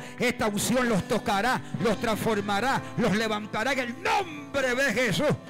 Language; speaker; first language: Spanish; native; Spanish